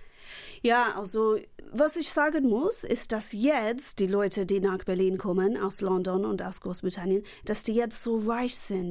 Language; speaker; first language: German; non-native, fluent; English